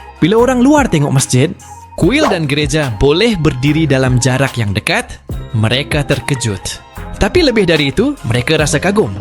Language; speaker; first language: Malay; native; Malay